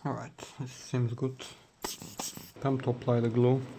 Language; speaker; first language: English; non-native, fluent; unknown